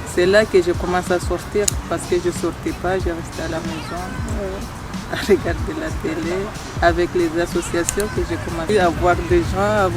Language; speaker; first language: French; non-native, learner; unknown